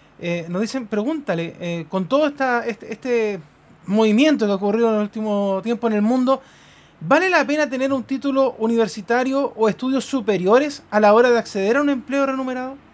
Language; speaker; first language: Spanish; native; Spanish